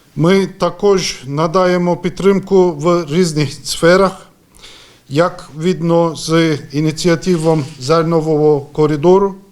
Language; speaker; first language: Ukrainian; native; Ukrainian